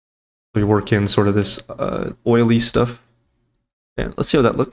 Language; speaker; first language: English; native; English